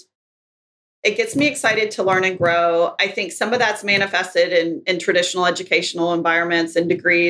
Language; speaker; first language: English; native; English